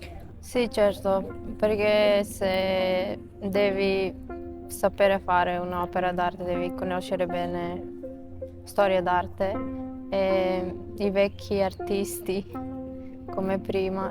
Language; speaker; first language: Italian; non-native, fluent; Macedonian